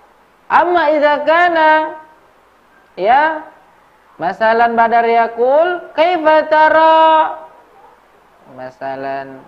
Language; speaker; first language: Arabic; non-native, learner; Indonesian